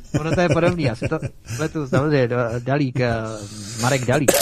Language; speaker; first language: Czech; native; Czech